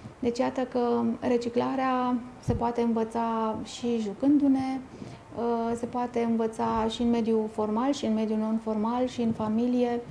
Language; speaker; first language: Romanian; native; Romanian